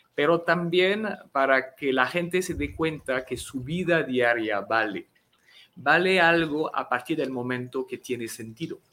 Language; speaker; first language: Spanish; non-native, fluent; French